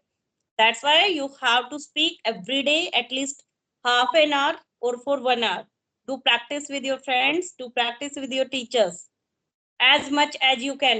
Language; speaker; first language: English; non-native, local second language; Hindi